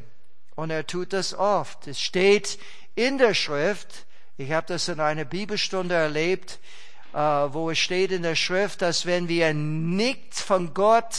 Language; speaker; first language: German; non-native, fluent; English